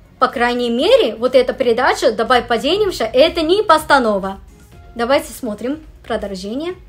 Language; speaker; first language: Russian; non-native, fluent; Japanese